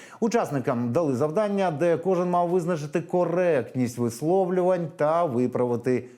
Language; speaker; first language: Ukrainian; native; Ukrainian